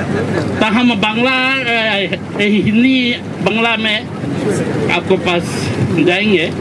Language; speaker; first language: Hindi; non-native, learner; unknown